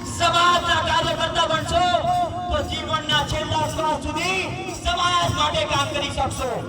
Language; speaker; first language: Gujarati; non-native, local second language; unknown